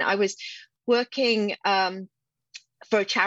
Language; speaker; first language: English; native; English